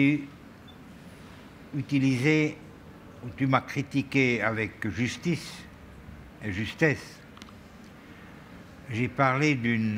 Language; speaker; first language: French; non-native, fluent; German